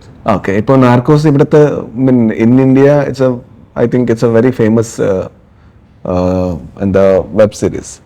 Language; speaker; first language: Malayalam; non-native, learner; Kannada